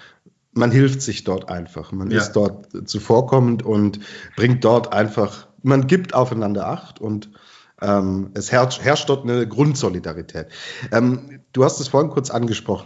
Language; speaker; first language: German; native; German